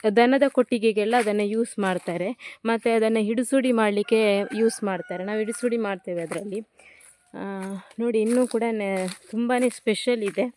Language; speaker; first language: Kannada; non-native, local second language; Tulu